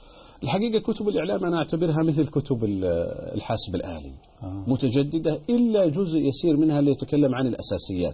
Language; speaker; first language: Arabic; native; Arabic